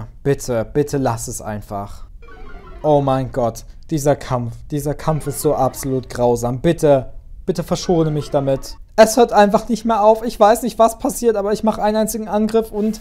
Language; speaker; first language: German; native; German